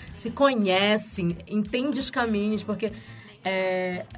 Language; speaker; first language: Portuguese; native; Portuguese